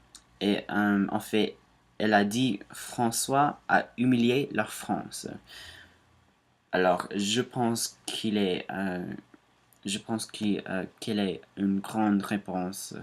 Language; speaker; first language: French; non-native, learner; English